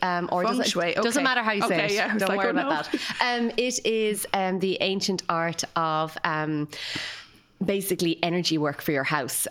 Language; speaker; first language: English; native; English